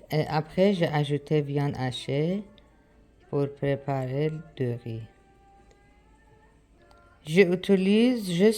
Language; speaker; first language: French; non-native, learner; Persian